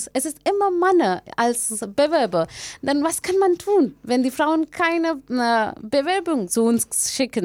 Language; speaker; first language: German; non-native, fluent; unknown